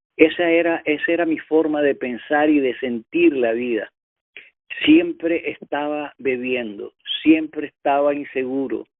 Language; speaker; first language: Spanish; native; Spanish